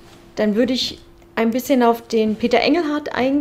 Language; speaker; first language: German; native; German